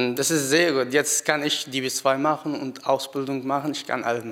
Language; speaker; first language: German; non-native, learner; Arabic